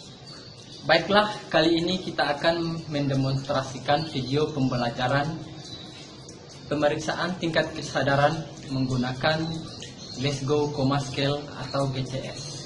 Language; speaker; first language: Indonesian; native; Indonesian